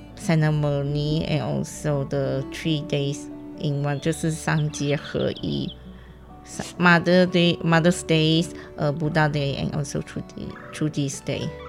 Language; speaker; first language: English; non-native, local second language; Chinese